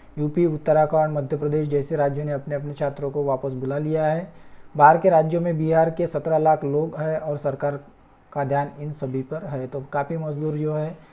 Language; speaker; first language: Hindi; non-native, local second language; Marathi